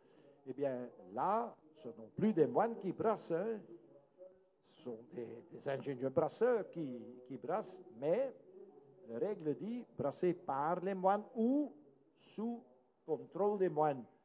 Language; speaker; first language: French; non-native, local second language; Dutch